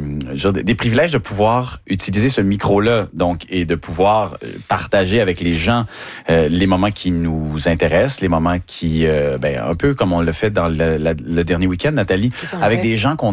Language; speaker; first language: French; native; French